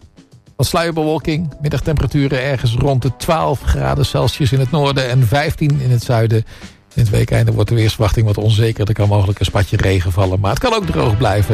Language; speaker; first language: Dutch; native; Dutch